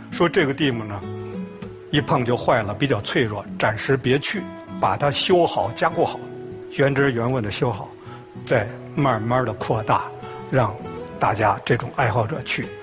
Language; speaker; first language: Chinese; native; Chinese